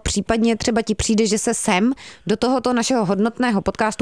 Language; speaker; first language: Czech; native; Czech